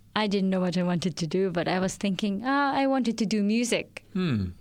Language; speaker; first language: English; non-native, local second language; Filipino